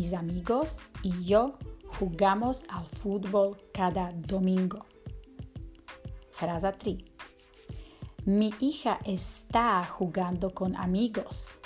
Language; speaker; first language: Spanish; non-native, fluent; Slovak